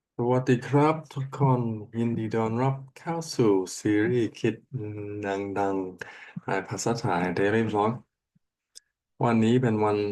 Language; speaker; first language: Thai; non-native, learner; English